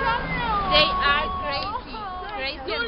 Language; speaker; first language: English; non-native, learner; Spanish